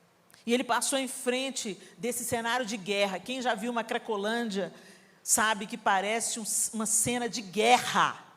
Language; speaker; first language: Portuguese; native; Portuguese